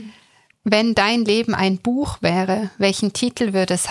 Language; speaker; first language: German; native; German